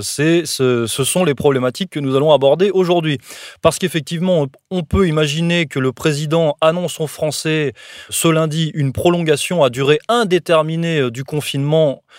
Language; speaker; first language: French; native; French